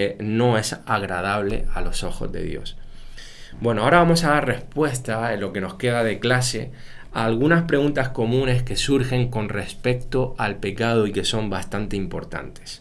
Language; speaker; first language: Spanish; native; Spanish